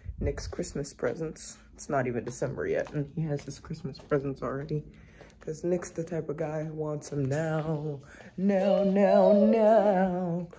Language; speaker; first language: English; native; English